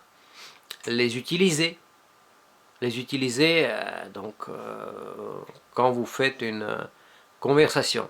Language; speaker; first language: French; non-native, fluent; Russian